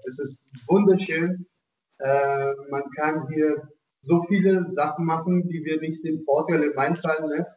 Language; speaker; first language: German; non-native, fluent; Portuguese